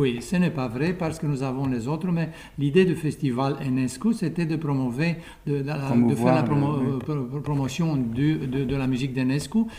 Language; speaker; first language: French; non-native, fluent; Romanian